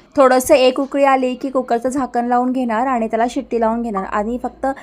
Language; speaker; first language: Marathi; early bilingual, other home language; Hindi